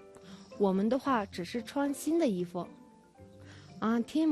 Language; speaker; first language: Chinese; non-native, fluent; Mongolian